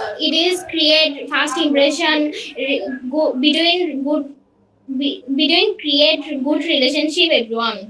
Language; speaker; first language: English; non-native, learner; Bangla